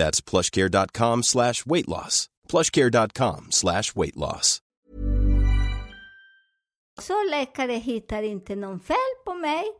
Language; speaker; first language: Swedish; non-native, fluent; Spanish